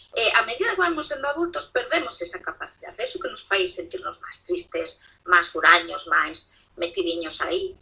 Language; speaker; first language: Galician; non-native, local second language; Spanish